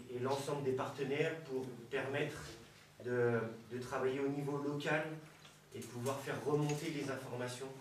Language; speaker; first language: English; non-native, fluent; French